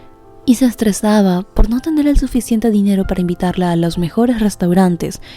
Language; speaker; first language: Spanish; native; Spanish